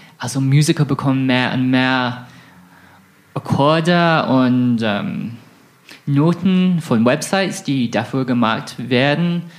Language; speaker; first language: German; non-native, fluent; English